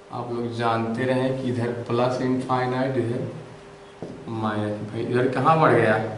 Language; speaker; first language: Hindi; native; Hindi